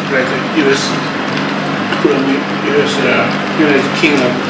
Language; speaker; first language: English; non-native, learner; Japanese